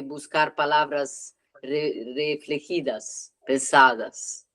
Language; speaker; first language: Spanish; non-native, learner; Italian